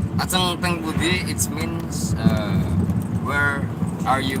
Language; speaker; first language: English; non-native, learner; Indonesian